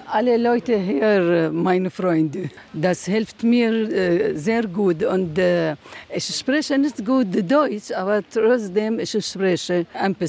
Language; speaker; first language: German; non-native, learner; Arabic